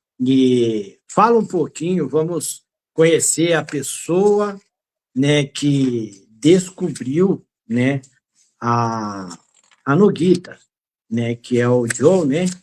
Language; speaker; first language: Portuguese; native; Portuguese